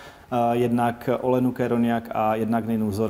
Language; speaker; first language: Czech; native; Czech